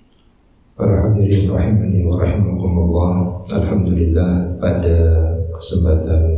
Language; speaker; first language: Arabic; non-native, fluent; Indonesian